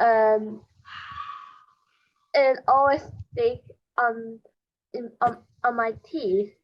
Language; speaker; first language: English; non-native, learner; Chinese